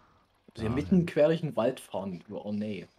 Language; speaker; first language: German; native; German